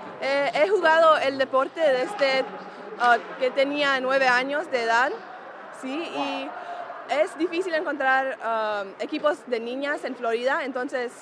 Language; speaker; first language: Spanish; early bilingual, heritage; Spanish